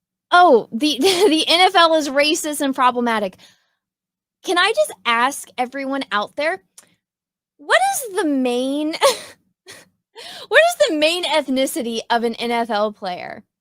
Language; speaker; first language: English; native; English